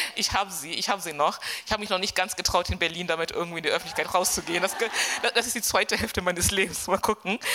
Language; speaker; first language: German; non-native, fluent; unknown